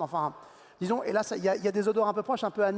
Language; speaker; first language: French; native; French